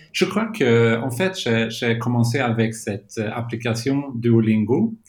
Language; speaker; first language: French; non-native, fluent; Swedish